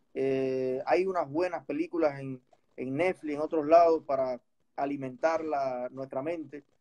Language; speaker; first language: Spanish; native; Spanish